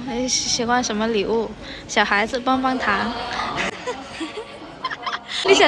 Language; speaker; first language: Chinese; non-native, fluent; Vietnamese